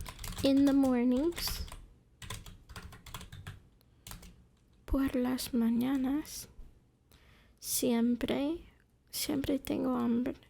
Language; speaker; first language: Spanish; non-native, fluent; English